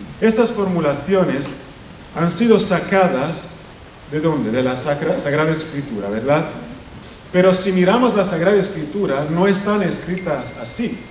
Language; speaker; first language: Spanish; non-native, fluent; Italian